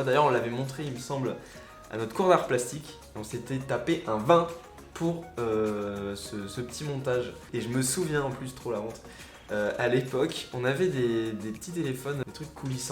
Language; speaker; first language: French; native; French